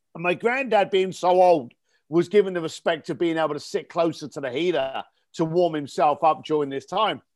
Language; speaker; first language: English; native; English